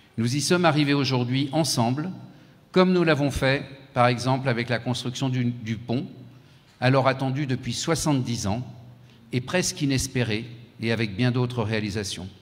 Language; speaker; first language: French; native; French